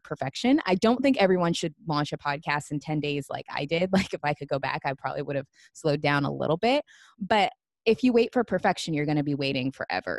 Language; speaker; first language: English; native; English